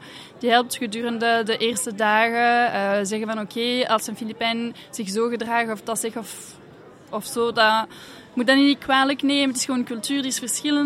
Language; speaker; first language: Dutch; non-native, fluent; French